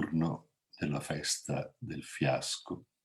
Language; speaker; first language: Italian; native; Italian